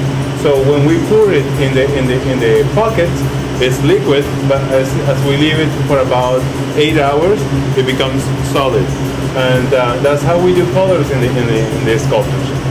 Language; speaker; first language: English; non-native, fluent; Spanish